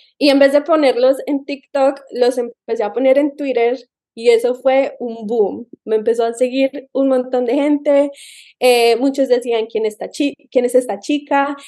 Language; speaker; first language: Spanish; early bilingual, heritage; Spanish